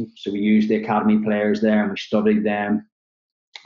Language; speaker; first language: English; native; English